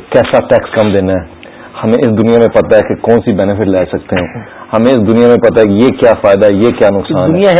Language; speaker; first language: Urdu; early bilingual, other home language; English